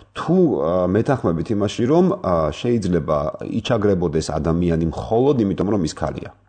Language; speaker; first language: Georgian; native; Georgian